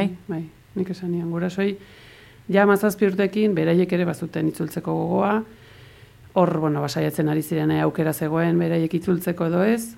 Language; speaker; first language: Basque; early bilingual, heritage; Spanish